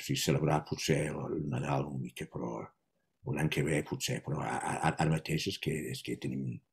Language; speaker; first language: Catalan; non-native, fluent; English